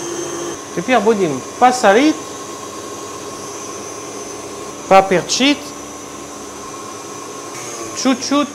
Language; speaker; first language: Russian; non-native, learner; French